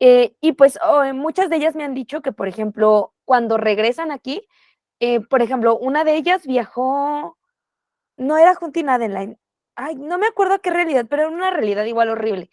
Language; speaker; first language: Spanish; native; Spanish